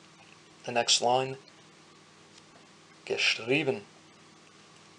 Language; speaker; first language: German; non-native, learner; English